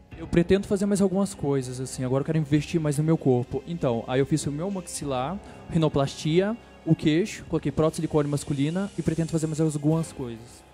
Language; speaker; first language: Portuguese; native; Portuguese